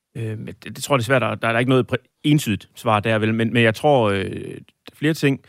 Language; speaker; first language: Danish; native; Danish